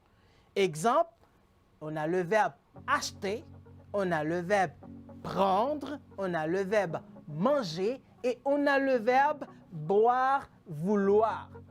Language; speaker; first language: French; non-native, fluent; Spanish